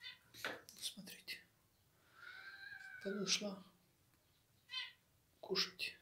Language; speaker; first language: Russian; non-native, local second language; Romanian